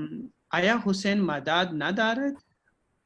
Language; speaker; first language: Persian; non-native, learner; Urdu